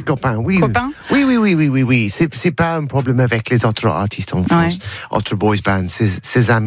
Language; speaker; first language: French; non-native, learner; English